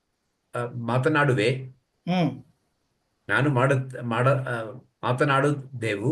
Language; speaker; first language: Kannada; non-native, learner; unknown